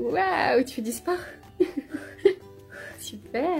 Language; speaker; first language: French; native; French